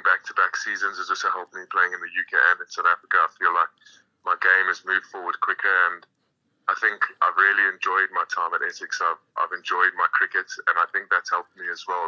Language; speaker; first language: English; native; English